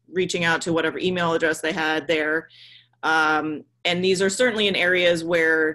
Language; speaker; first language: English; native; English